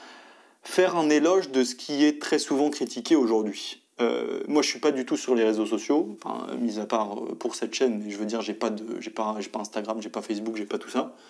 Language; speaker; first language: French; native; French